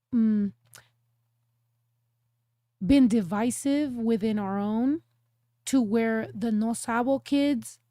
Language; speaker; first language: English; early bilingual, other home language; Spanish